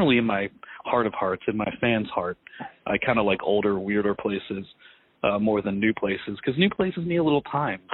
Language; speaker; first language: English; native; English